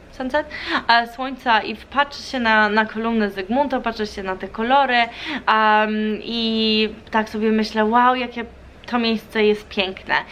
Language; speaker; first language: Polish; early bilingual, heritage; Polish